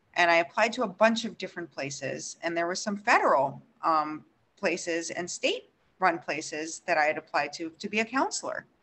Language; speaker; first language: English; early bilingual, other home language; Russian